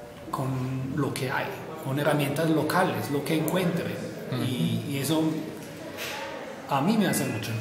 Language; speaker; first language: Spanish; non-native, fluent; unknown